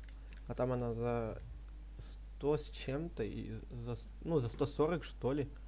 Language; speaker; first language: Russian; native; Russian